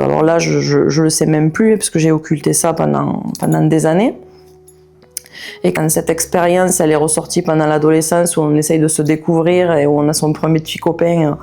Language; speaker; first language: French; native; French